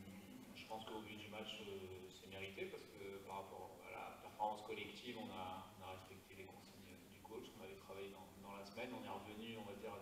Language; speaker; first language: French; native; French